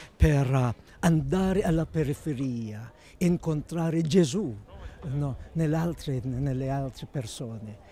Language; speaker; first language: Italian; non-native, fluent; Filipino